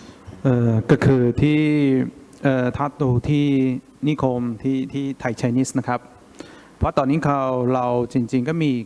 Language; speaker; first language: Thai; non-native, fluent; Chinese